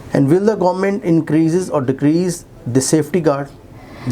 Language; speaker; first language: English; non-native, fluent; Urdu